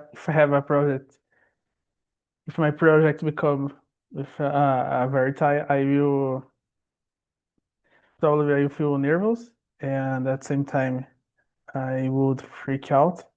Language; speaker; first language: English; non-native, learner; Portuguese